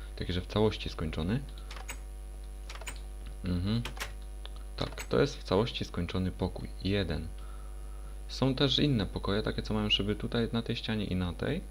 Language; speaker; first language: Polish; native; Polish